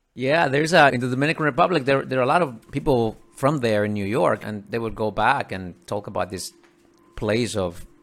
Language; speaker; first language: English; early bilingual, other home language; Spanish